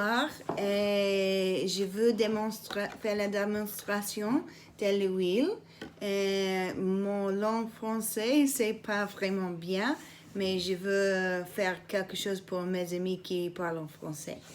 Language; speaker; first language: French; non-native, learner; English